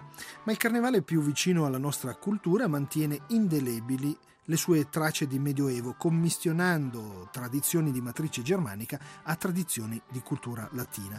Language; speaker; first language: Italian; native; Italian